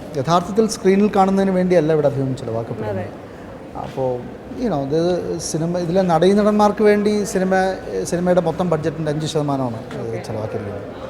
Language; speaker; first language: Malayalam; native; Malayalam